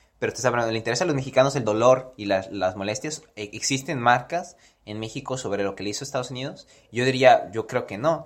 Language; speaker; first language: Spanish; early bilingual, heritage; Spanish